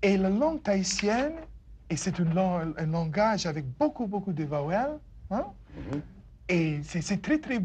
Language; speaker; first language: French; non-native, fluent; English